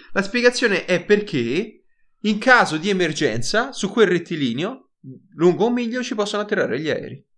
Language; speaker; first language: Italian; native; Italian